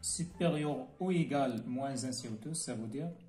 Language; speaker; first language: French; non-native, local second language; Arabic